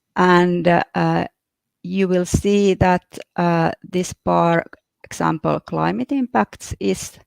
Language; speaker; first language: English; non-native, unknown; Finnish